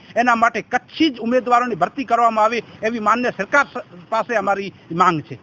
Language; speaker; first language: Gujarati; non-native, local second language; Kachhi